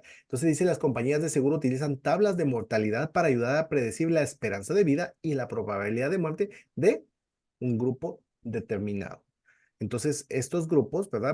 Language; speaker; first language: Spanish; native; Spanish